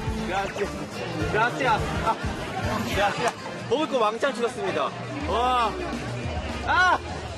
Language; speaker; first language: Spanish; non-native, learner; Korean